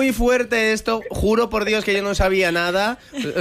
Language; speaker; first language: Spanish; native; Spanish